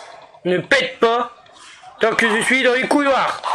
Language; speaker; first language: French; native; French